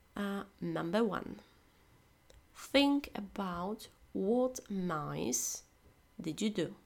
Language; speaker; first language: English; non-native, fluent; Polish